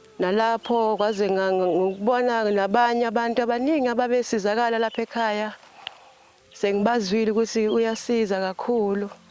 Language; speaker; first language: Zulu; native; Zulu